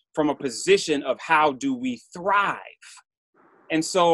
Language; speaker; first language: English; native; English